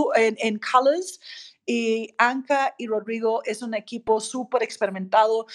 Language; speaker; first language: Spanish; non-native, fluent; English